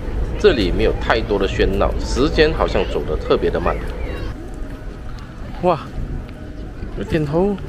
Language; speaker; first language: Chinese; native; Chinese